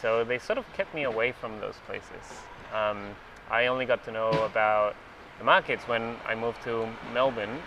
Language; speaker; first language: English; early bilingual, other home language; Spanish